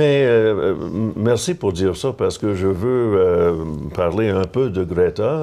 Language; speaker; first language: French; non-native, local second language; English